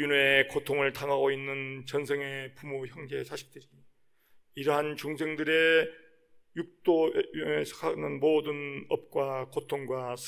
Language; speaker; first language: Korean; native; Korean